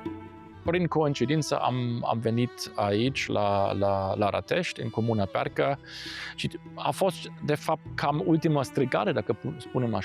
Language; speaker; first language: Romanian; non-native, fluent; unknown